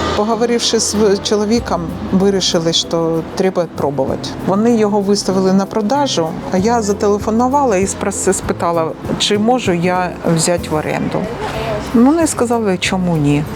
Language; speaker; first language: Ukrainian; native; Ukrainian